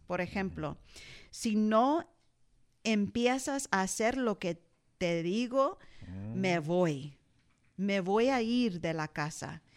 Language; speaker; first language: Spanish; early bilingual, heritage; English